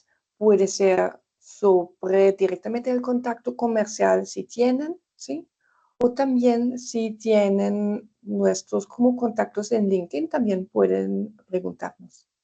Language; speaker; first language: Spanish; non-native, fluent; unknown